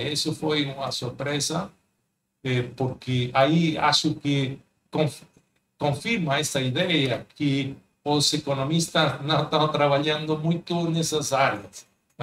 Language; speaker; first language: Portuguese; non-native, fluent; Spanish